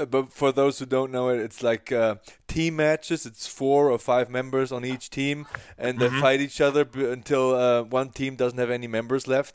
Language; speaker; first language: English; non-native, fluent; German